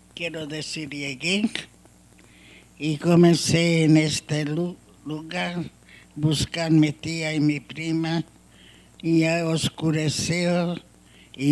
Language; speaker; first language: Spanish; non-native, learner; Hungarian